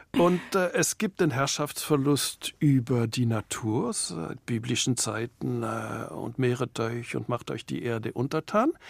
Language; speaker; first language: German; native; German